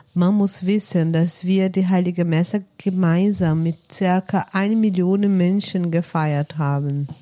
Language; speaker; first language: German; non-native, fluent; Portuguese